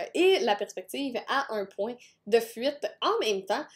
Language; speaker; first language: French; native; French